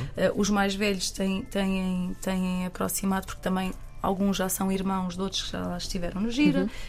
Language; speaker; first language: Portuguese; native; Portuguese